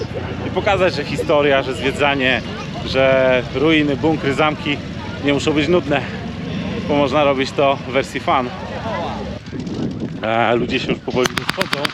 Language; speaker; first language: Polish; native; Polish